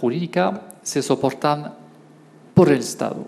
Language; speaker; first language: Spanish; non-native, fluent; French